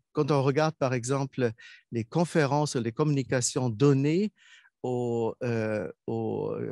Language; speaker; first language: French; non-native, fluent; German